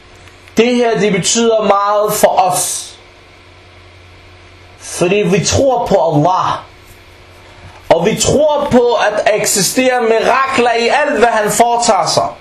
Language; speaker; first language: Danish; non-native, fluent; Arabic